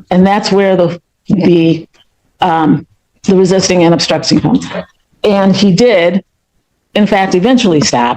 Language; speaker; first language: English; native; English